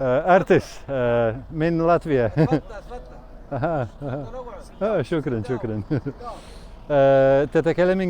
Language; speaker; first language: Arabic; non-native, learner; Latvian